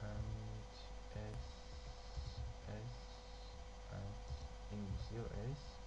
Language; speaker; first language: English; non-native, learner; Turkish